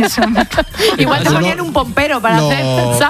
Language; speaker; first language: Spanish; native; Spanish